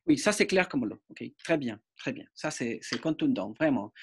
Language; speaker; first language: French; non-native, fluent; Spanish